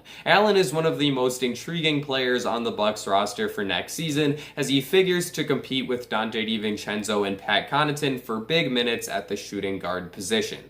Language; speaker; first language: English; native; English